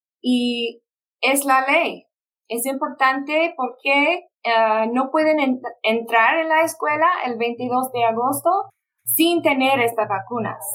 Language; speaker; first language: Spanish; non-native, fluent; English